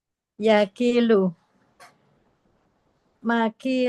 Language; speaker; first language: Arabic; non-native, learner; Indonesian